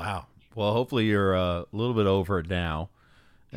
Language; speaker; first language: English; native; English